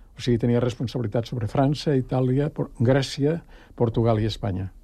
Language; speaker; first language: Catalan; native; Catalan